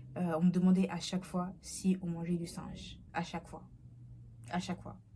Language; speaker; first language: French; early bilingual, other home language; Lingala